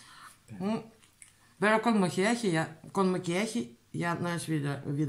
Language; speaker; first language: Spanish; non-native, learner; Russian